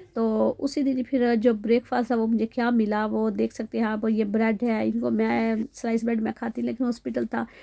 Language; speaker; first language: Urdu; non-native, local second language; Punjabi